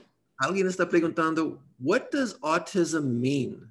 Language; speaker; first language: Spanish; non-native, learner; English